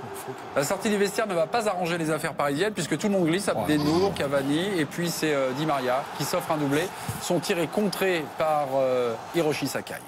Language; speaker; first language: French; native; French